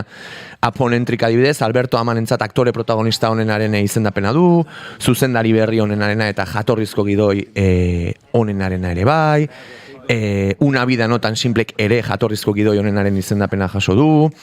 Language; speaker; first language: Basque; native; Basque